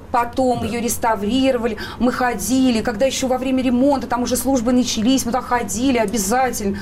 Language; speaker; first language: Russian; native; Russian